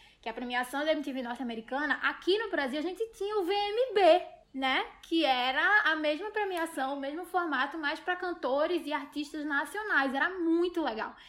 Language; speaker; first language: Portuguese; native; Portuguese